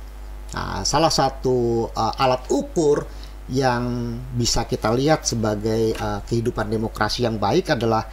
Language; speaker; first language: Indonesian; native; Indonesian